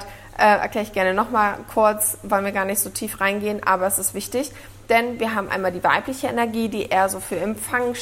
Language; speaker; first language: German; native; German